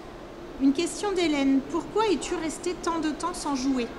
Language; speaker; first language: French; native; French